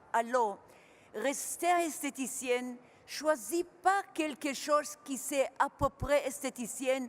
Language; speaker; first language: French; non-native, learner; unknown